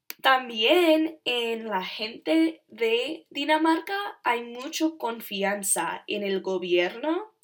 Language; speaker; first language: Spanish; non-native, learner; English